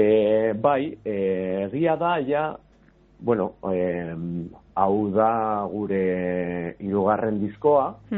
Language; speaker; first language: Basque; non-native, local second language; Spanish